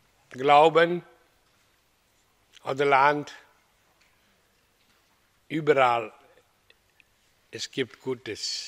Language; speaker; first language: German; non-native, fluent; Hindi